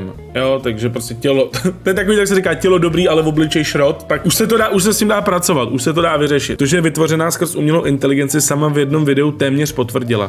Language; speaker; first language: Czech; native; Czech